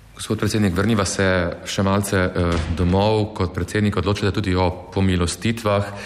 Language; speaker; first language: Slovenian; native; Slovenian